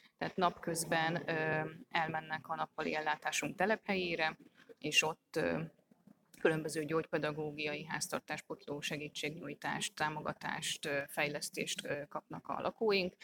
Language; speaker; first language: Hungarian; native; Hungarian